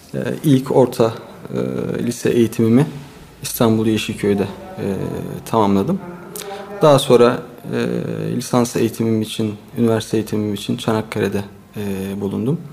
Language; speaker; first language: Turkish; native; Turkish